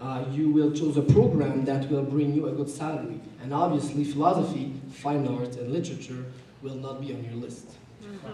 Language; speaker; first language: English; non-native, fluent; French